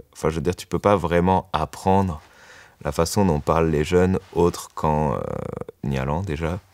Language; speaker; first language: French; native; French